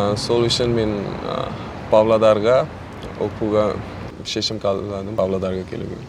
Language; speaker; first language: Kazakh; non-native, fluent; Urdu